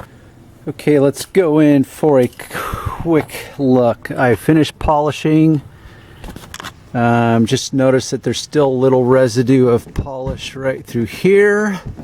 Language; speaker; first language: English; native; English